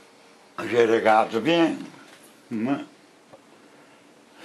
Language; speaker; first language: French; non-native, learner; Italian